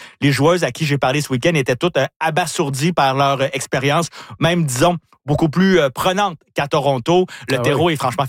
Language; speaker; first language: French; native; French